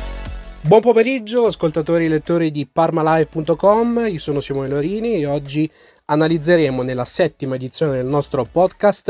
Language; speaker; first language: Italian; native; Italian